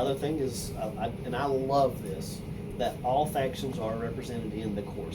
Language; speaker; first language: English; native; English